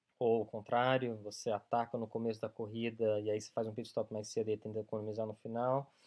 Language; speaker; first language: Portuguese; early bilingual, other home language; English